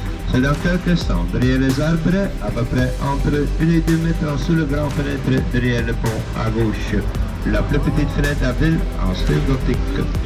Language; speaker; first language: French; non-native, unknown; Dutch